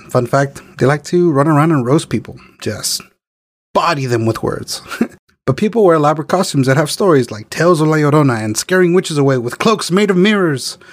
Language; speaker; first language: English; non-native, fluent; Spanish